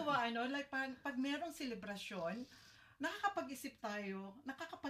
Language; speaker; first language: English; non-native, local second language; Hiligaynon